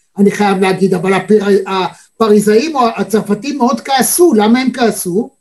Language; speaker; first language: Hebrew; native; Hebrew